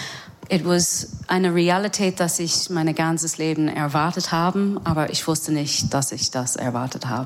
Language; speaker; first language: German; non-native, fluent; English